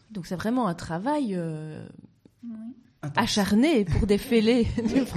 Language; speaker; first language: French; native; French